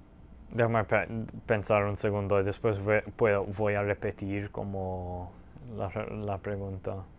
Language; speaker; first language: Spanish; early bilingual, heritage; Spanish